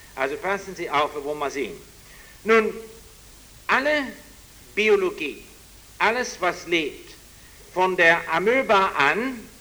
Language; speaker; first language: German; non-native, fluent; English